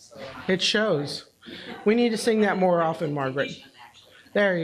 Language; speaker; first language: English; native; English